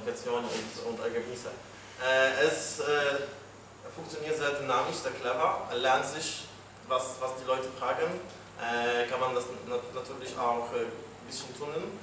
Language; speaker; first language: German; non-native, fluent; Polish